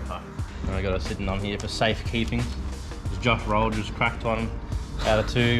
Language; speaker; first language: English; native; English